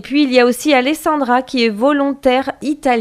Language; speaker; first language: French; native; French